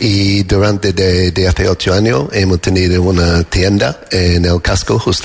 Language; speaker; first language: Spanish; non-native, learner; English